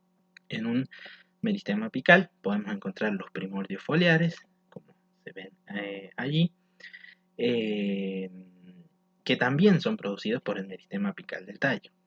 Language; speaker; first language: Spanish; native; Spanish